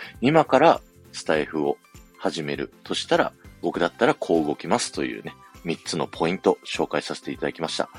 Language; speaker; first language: Japanese; native; Japanese